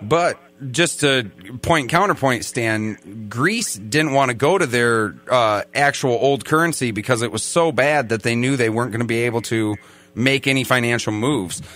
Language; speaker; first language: English; native; English